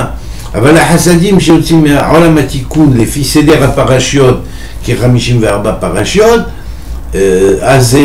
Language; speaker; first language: Hebrew; non-native, fluent; French